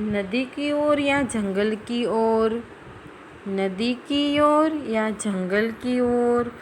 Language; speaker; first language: Hindi; non-native, local second language; Gujarati